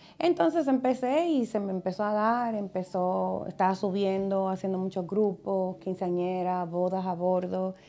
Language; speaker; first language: Spanish; native; Spanish